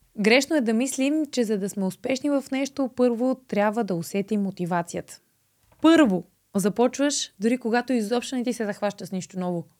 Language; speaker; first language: Bulgarian; native; Bulgarian